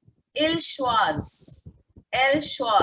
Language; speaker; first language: French; non-native, fluent; Hindi